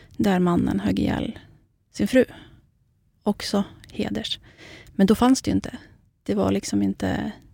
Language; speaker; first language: Swedish; early bilingual, other home language; Kurdish